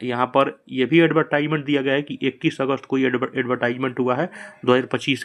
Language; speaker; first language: Hindi; native; Hindi